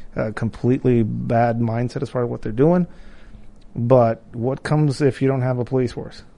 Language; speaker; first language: English; non-native, fluent; Spanish